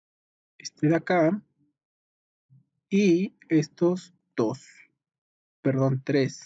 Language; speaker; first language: Spanish; native; Spanish